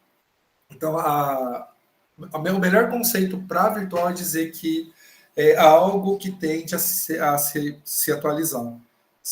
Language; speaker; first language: Portuguese; native; Portuguese